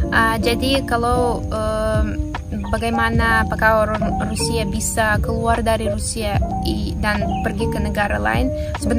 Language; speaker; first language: Indonesian; non-native, fluent; Russian